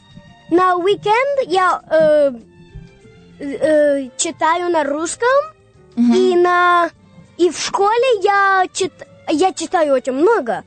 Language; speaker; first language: Russian; early bilingual, heritage; English